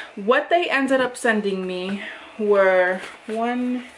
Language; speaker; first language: English; native; English